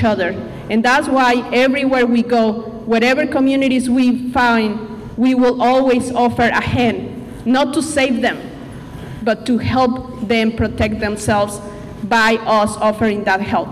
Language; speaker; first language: English; non-native, fluent; Spanish